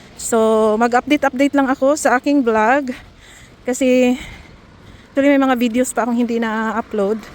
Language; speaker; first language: Filipino; native; Filipino